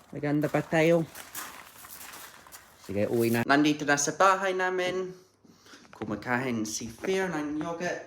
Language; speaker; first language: Filipino; non-native, learner; English